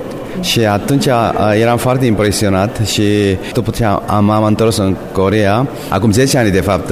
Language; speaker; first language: Romanian; non-native, fluent; Korean